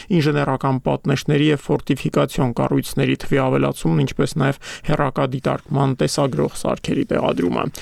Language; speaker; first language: Armenian; native; Armenian